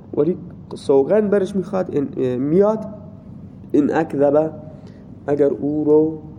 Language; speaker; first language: Persian; non-native, local second language; Baluchi